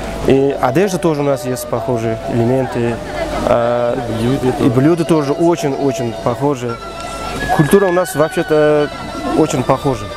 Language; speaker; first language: Russian; non-native, learner; Uzbek